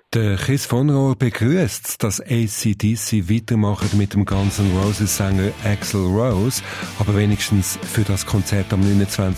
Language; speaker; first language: German; native; German